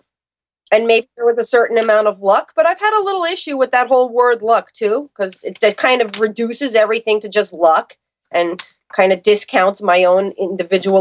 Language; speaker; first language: English; native; English